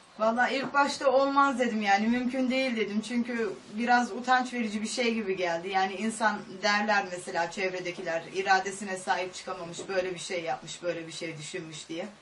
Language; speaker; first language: Turkish; native; Turkish